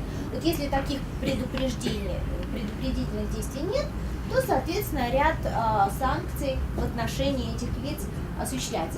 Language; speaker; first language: Russian; native; Russian